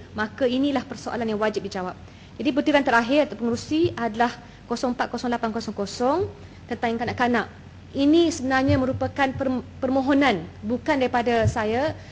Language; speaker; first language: Malay; native; Malay